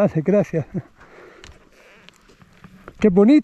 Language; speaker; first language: Spanish; non-native, learner; Persian